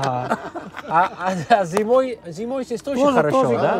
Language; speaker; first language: Russian; non-native, learner; Dutch